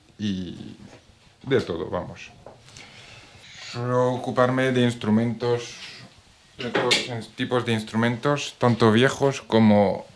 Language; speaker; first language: Spanish; non-native, fluent; French